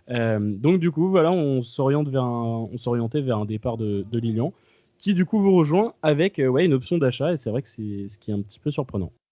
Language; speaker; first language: French; native; French